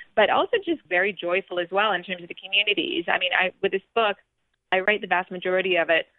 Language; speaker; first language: English; native; English